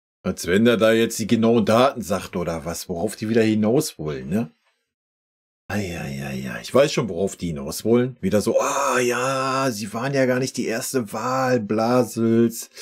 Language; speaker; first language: German; native; German